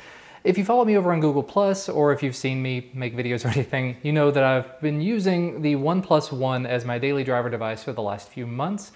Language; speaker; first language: English; native; English